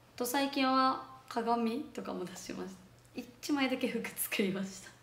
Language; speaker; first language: Japanese; native; Japanese